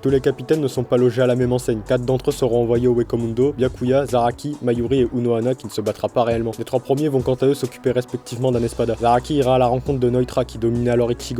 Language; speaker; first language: French; native; French